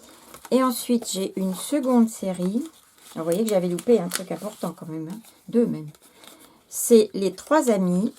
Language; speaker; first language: French; native; French